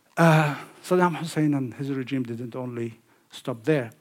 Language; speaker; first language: English; non-native, fluent; Arabic